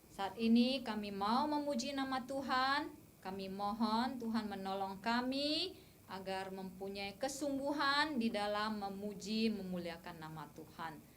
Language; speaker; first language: Indonesian; native; Indonesian